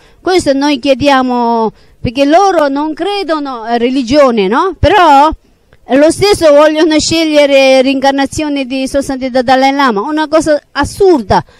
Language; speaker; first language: Italian; non-native, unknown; Tibetan